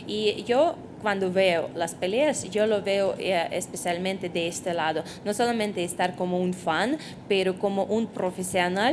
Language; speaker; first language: Spanish; non-native, fluent; Russian